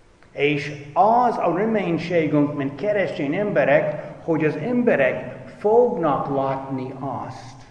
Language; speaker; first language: Hungarian; non-native, fluent; English